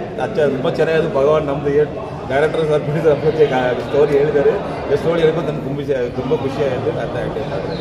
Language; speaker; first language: Kannada; non-native, learner; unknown